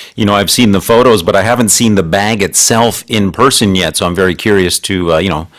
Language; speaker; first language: English; native; English